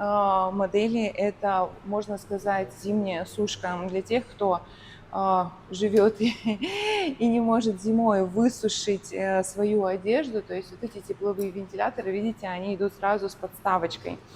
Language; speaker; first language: Russian; native; Russian